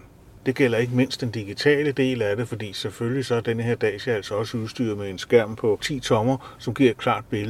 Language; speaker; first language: Danish; native; Danish